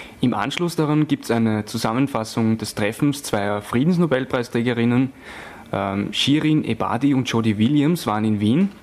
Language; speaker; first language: German; native; German